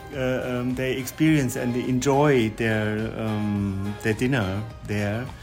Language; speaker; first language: English; non-native, fluent; German